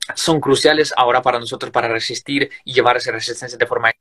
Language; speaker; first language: Spanish; non-native, fluent; Russian